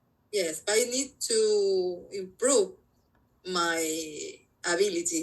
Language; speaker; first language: English; non-native, learner; Spanish